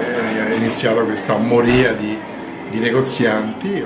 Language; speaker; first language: Italian; native; Italian